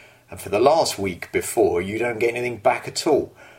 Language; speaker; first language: English; native; English